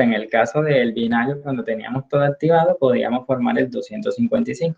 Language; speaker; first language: Spanish; native; Spanish